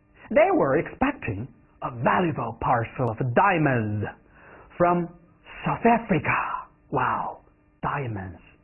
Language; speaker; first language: English; non-native, fluent; Chinese